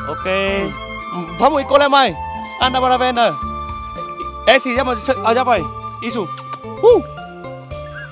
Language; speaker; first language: Portuguese; non-native, learner; Vietnamese